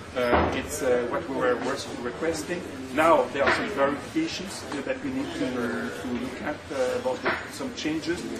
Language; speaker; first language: English; non-native, fluent; French